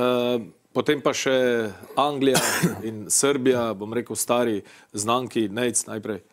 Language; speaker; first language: Slovenian; native; Slovenian